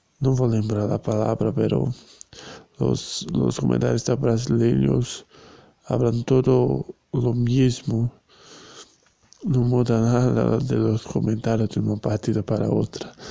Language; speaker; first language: Spanish; non-native, learner; Portuguese